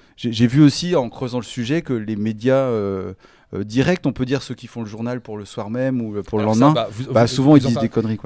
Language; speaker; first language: French; native; French